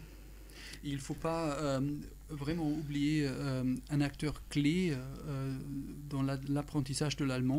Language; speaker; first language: French; non-native, fluent; German